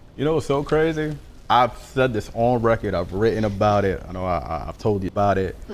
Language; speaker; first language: English; native; English